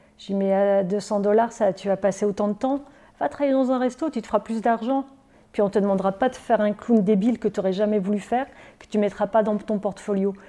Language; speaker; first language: French; native; French